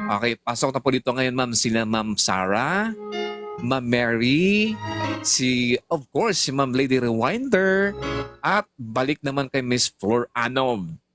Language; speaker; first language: Filipino; non-native, local second language; Cebuano